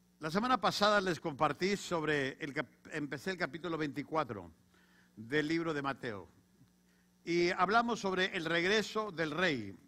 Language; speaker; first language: Spanish; native; Spanish